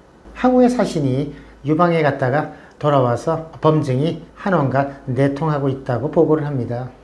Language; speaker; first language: Korean; native; Korean